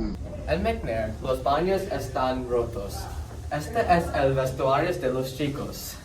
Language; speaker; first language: Spanish; non-native, learner; English